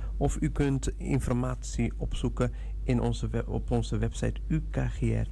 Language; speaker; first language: Dutch; non-native, fluent; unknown